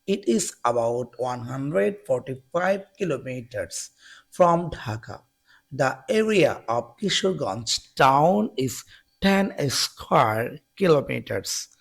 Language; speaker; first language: English; non-native, local second language; Bangla